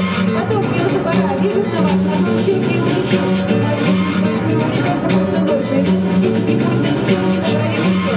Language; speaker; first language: Russian; native; Russian